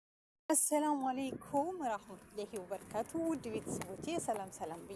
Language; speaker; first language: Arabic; non-native, learner; Amharic